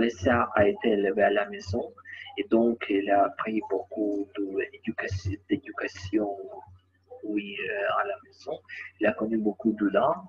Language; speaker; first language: French; non-native, learner; Ukrainian